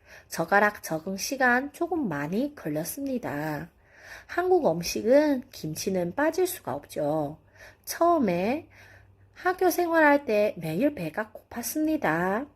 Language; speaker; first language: Korean; non-native, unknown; Chinese